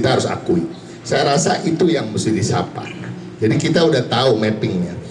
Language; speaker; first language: Indonesian; native; Indonesian